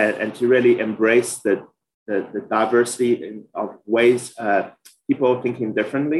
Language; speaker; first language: English; early bilingual, other home language; Chinese